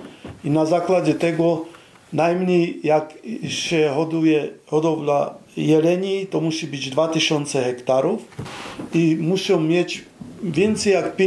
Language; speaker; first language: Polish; non-native, learner; Slovak